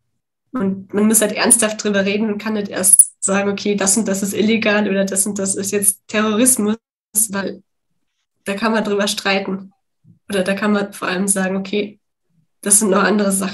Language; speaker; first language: German; native; German